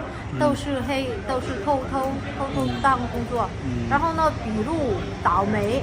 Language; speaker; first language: Chinese; non-native, learner; Vietnamese